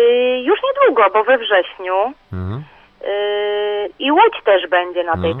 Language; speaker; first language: Polish; native; Polish